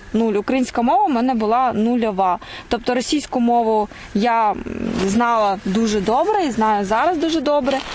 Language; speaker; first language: Ukrainian; non-native, local second language; Russian